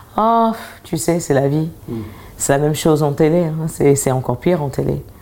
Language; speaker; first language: French; early bilingual, other home language; English